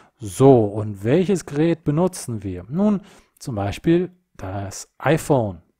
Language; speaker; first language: German; native; German